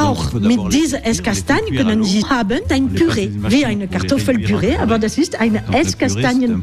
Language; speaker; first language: German; non-native, learner; French